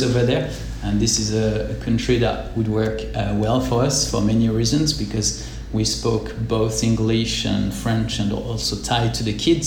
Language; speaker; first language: English; non-native, fluent; French